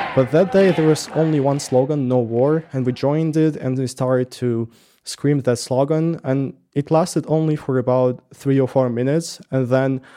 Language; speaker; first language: English; non-native, fluent; Russian